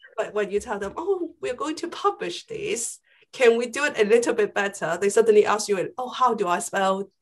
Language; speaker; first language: English; non-native, local second language; Cantonese